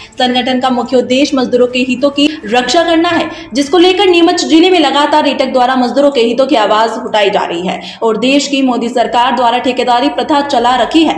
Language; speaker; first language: Hindi; native; Hindi